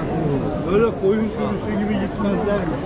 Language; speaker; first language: Turkish; native; Turkish